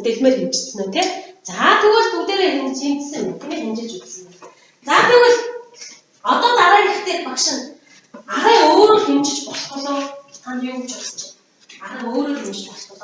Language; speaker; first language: Mongolian; native; Mongolian